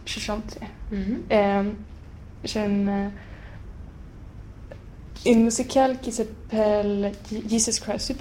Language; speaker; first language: French; non-native, learner; Swedish